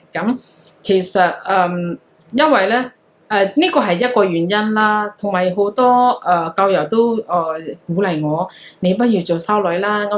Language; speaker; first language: Cantonese; non-native, fluent; Hakha Chin